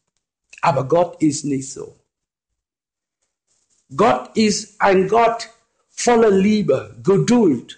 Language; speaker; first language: German; non-native, learner; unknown